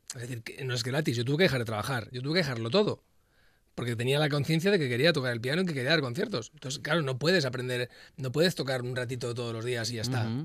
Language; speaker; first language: Spanish; native; Spanish